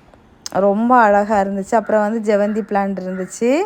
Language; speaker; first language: Tamil; native; Tamil